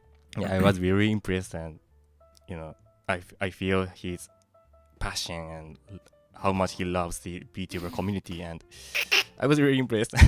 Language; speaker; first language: English; non-native, fluent; Japanese